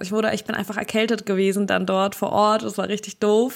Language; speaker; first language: German; early bilingual, other home language; Russian